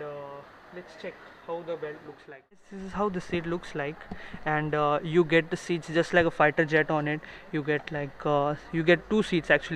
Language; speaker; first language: English; non-native, fluent; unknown